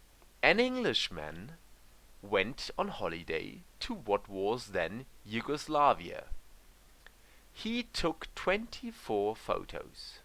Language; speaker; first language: English; non-native, fluent; German